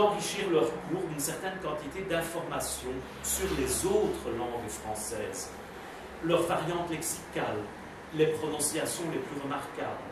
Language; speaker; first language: French; native; French